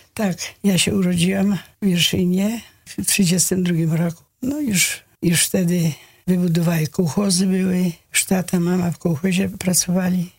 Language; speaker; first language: Polish; early bilingual, heritage; Polish